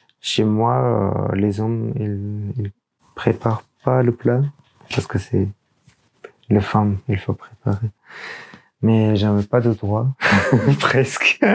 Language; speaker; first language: French; non-native, learner; Urdu